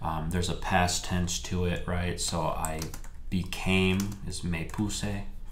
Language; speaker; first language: English; native; English